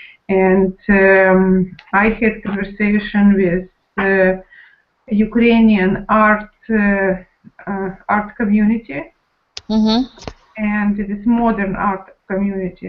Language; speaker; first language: English; non-native, learner; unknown